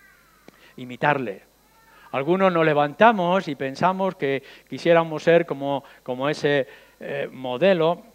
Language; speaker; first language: Spanish; native; Spanish